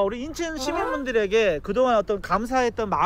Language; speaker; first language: Korean; native; Korean